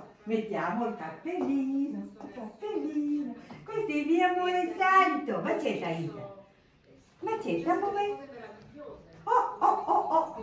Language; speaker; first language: Italian; native; Italian